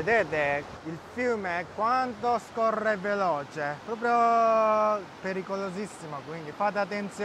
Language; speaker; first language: Italian; non-native, learner; Japanese